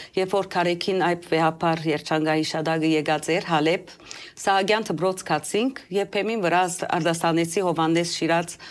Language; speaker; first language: Armenian; early bilingual, heritage; Armenian